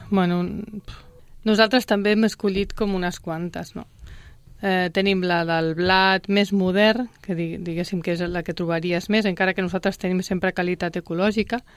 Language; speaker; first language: Catalan; native; Catalan